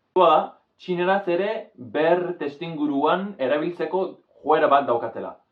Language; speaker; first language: Basque; non-native, fluent; English